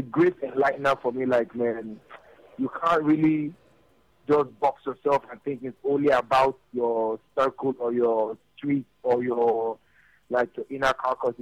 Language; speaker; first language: English; non-native, local second language; Yoruba